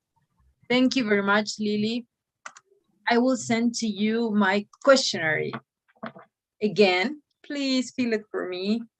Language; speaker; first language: English; non-native, fluent; Spanish